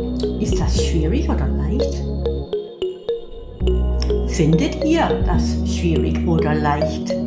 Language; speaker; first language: German; non-native, fluent; English